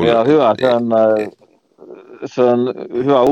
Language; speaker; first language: Finnish; non-native, fluent; Estonian